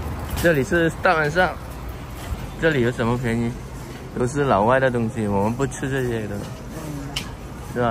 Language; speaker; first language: Chinese; non-native, local second language; Cantonese